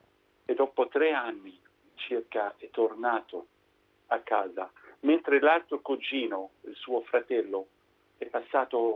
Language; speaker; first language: Italian; non-native, fluent; Arabic